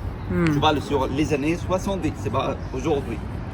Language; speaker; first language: French; non-native, fluent; Arabic